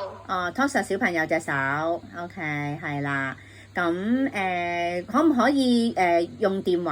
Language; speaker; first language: Cantonese; native; Cantonese